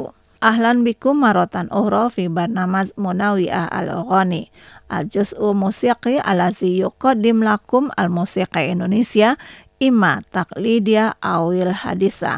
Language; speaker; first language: Arabic; non-native, fluent; Indonesian